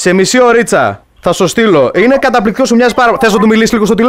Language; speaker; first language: Greek; native; Greek